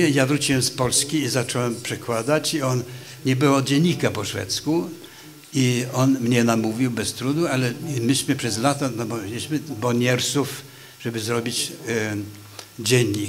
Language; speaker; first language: Polish; non-native, fluent; Swedish